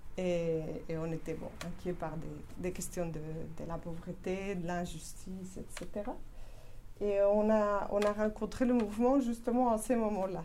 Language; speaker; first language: French; non-native, fluent; Spanish